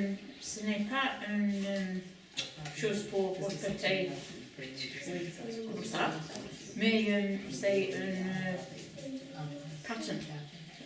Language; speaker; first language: French; non-native, learner; English